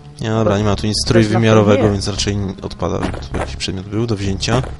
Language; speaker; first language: Polish; native; Polish